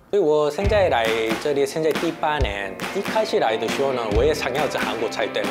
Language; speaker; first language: Chinese; non-native, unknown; Korean